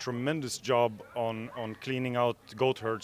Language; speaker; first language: English; non-native, fluent; Norwegian